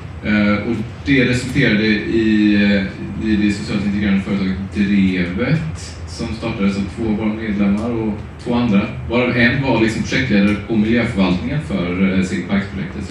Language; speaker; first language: Swedish; native; Swedish